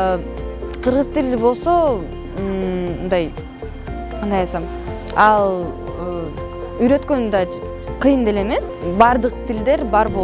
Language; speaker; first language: Kyrgyz; non-native, local second language; Russian